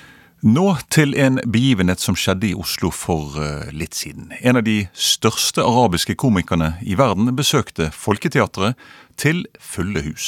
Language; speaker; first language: Norwegian; native; Norwegian